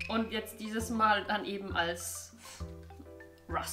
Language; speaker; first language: German; native; German